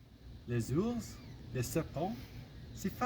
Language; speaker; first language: French; non-native, learner; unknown